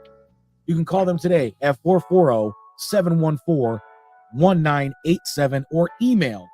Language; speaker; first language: English; native; English